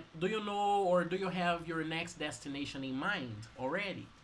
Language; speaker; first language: English; non-native, fluent; Portuguese